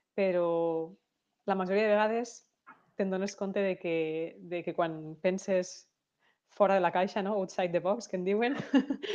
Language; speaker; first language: Catalan; native; Catalan